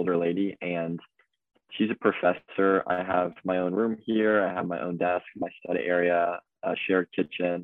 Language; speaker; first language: English; native; English